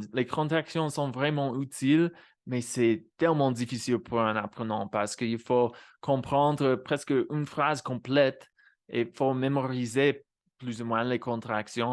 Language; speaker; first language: French; non-native, fluent; English